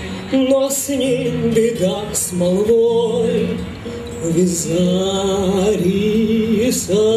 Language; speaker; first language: Russian; native; Russian